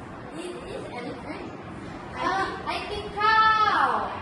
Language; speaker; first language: English; non-native, learner; Malay